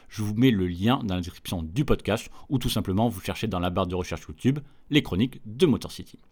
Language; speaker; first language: French; native; French